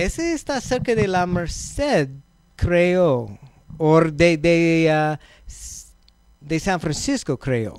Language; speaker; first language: Spanish; non-native, learner; English